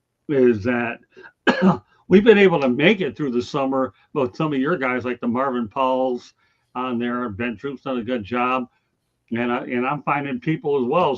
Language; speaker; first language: English; native; English